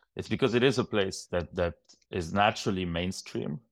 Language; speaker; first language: English; non-native, fluent; Arabic